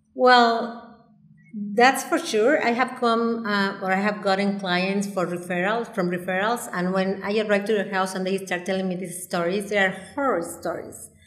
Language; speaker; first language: English; non-native, fluent; Spanish